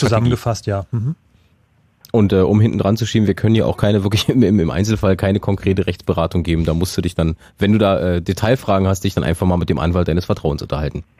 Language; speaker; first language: German; native; German